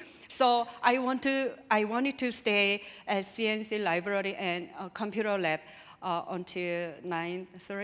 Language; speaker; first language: English; non-native, learner; Korean